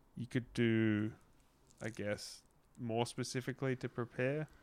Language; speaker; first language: English; native; English